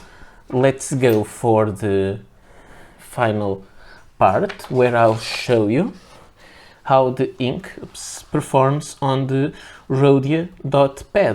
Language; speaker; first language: English; non-native, fluent; Portuguese